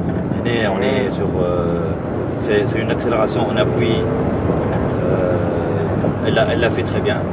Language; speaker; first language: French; non-native, local second language; Arabic